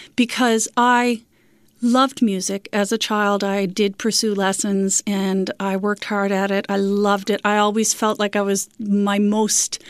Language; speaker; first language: English; native; English